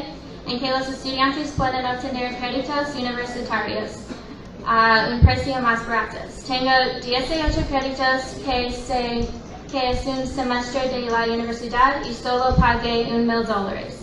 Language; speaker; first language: Spanish; non-native, learner; English